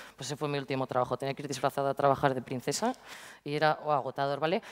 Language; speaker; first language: Spanish; native; Spanish